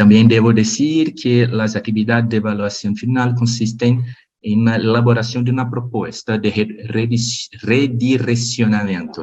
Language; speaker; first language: Spanish; non-native, learner; Portuguese